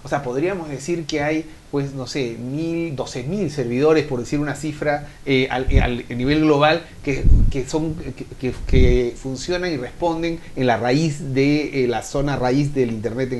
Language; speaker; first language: Spanish; native; Spanish